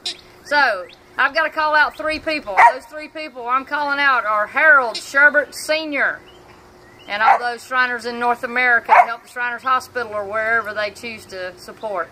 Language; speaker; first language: English; native; English